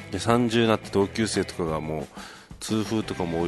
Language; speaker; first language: Japanese; native; Japanese